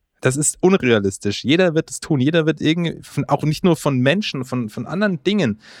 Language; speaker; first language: German; early bilingual, other home language; Croatian